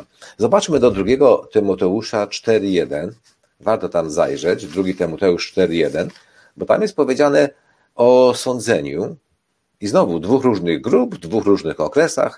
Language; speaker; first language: Polish; native; Polish